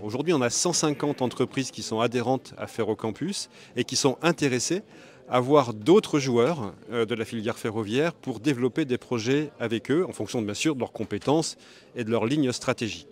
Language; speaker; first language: French; native; French